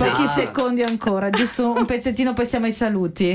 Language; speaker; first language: Italian; native; Italian